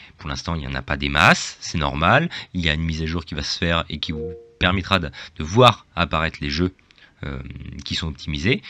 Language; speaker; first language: French; native; French